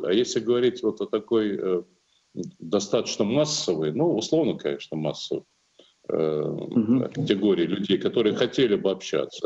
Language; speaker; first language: Russian; native; Russian